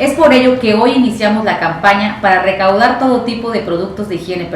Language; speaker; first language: Spanish; native; Spanish